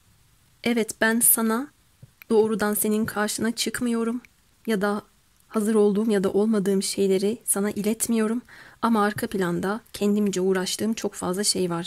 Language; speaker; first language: Turkish; native; Turkish